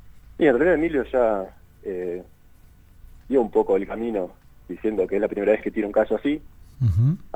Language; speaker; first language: Spanish; native; Spanish